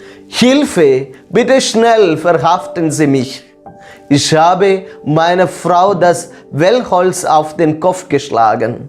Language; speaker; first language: German; non-native, fluent; Malayalam